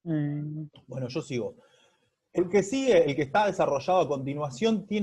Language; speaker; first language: Spanish; native; Spanish